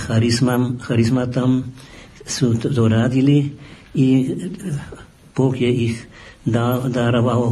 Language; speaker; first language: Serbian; non-native, fluent; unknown